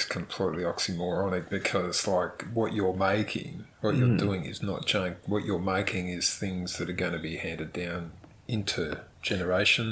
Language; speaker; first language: English; native; English